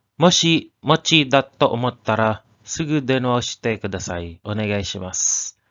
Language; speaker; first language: Japanese; non-native, learner; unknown